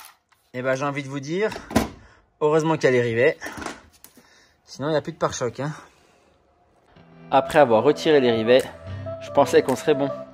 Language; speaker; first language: French; native; French